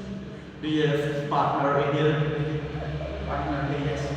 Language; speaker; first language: English; non-native, learner; Indonesian